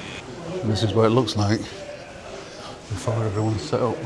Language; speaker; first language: English; native; English